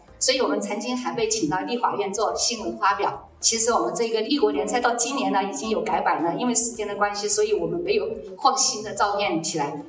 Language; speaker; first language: Chinese; native; Chinese